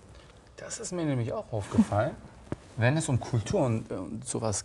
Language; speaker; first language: German; native; German